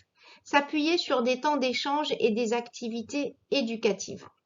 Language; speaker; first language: French; native; French